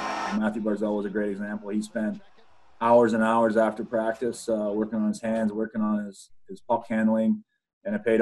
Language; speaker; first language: English; non-native, fluent; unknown